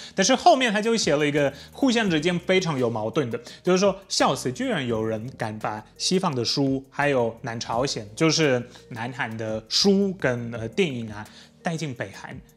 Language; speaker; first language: Chinese; non-native, fluent; Polish